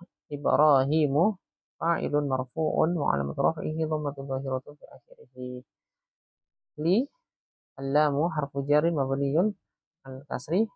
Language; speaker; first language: Arabic; non-native, fluent; Indonesian